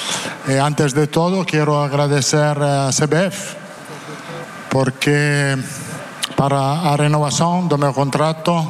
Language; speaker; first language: Portuguese; non-native, fluent; Italian